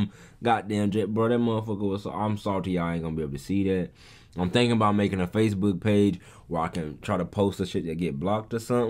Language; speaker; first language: English; native; English